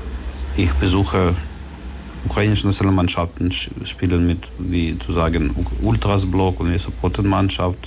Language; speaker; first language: German; non-native, learner; Ukrainian